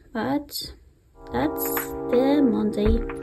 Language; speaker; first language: English; non-native, learner; Russian